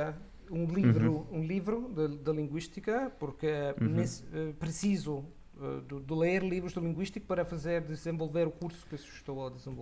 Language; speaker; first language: Portuguese; non-native, fluent; Italian